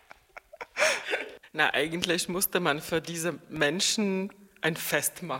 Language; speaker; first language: German; non-native, fluent; Czech